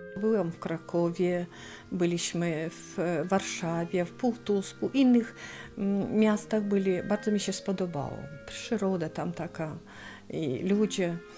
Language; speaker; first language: Polish; early bilingual, heritage; Polish